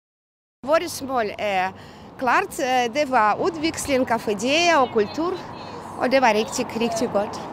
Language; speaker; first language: Danish; non-native, fluent; Russian